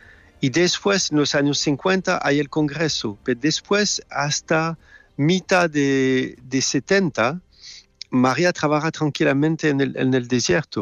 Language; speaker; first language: Spanish; non-native, fluent; French